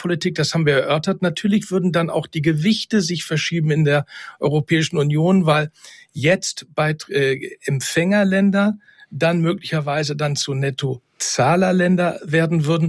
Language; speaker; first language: German; native; German